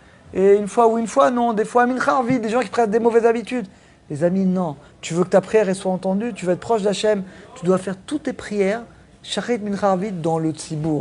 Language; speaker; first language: French; native; French